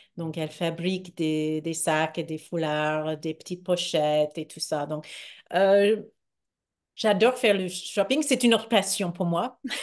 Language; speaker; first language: French; non-native, fluent; English